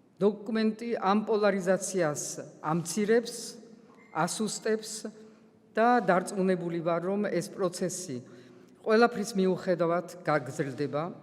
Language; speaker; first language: Georgian; early bilingual, heritage; Georgian